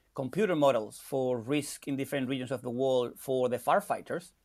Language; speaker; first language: English; non-native, fluent; Spanish